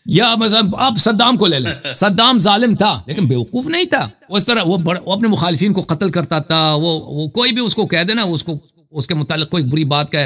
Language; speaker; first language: Urdu; non-native, fluent; Persian